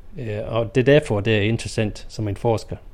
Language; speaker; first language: Danish; non-native, fluent; English